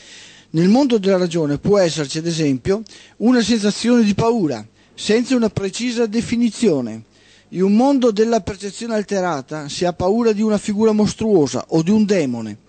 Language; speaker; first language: Italian; native; Italian